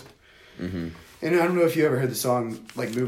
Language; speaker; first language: English; native; English